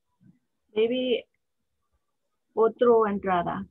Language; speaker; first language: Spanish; non-native, learner; Korean